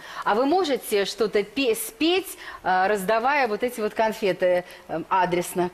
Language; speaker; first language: Russian; native; Russian